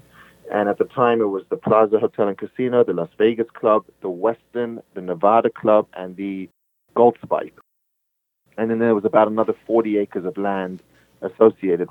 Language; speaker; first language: English; native; English